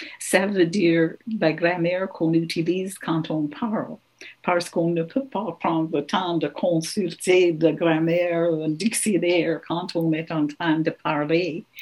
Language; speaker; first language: French; non-native, local second language; English